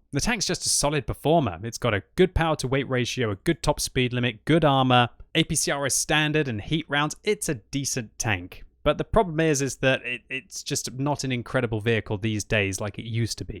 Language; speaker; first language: English; native; English